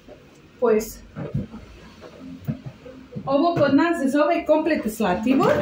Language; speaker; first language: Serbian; non-native, learner; Spanish